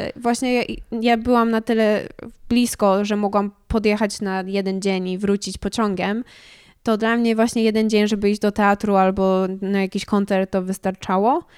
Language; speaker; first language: Polish; early bilingual, heritage; Polish